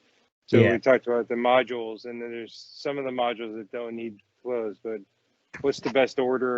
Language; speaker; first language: English; native; English